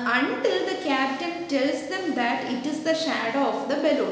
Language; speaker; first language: English; non-native, local second language; Malayalam